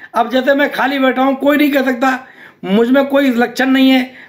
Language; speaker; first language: Hindi; native; Hindi